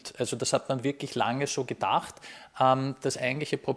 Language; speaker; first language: German; native; German